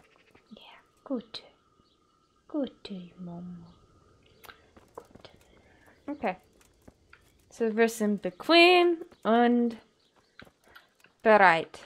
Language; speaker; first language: German; non-native, learner; English